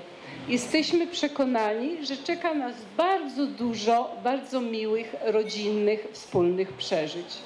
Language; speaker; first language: Polish; non-native, learner; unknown